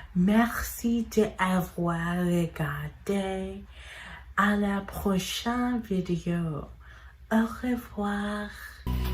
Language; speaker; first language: French; non-native, learner; English